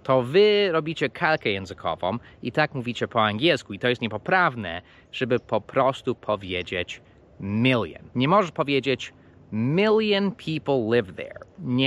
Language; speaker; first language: Polish; non-native, fluent; English